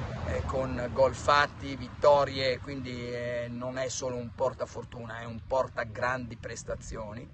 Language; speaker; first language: Italian; native; Italian